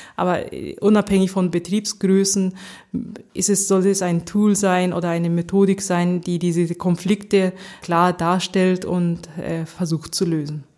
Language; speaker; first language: German; early bilingual, heritage; German